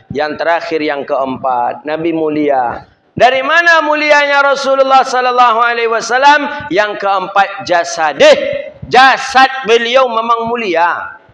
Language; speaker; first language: Malay; non-native, local second language; Minangkabau